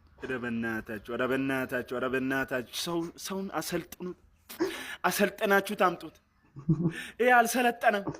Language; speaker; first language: Amharic; non-native, local second language; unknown